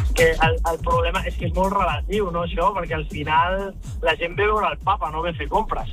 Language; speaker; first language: Catalan; early bilingual, other home language; Arabic